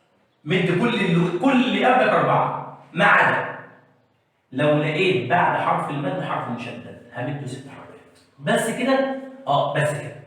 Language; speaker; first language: Arabic; native; Arabic